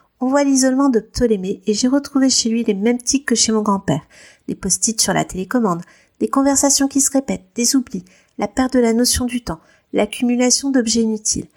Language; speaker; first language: French; native; French